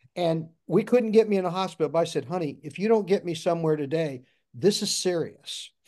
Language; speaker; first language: English; native; English